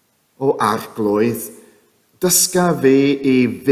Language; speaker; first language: Welsh; non-native, fluent; English